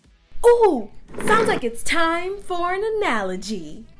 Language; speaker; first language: English; native; English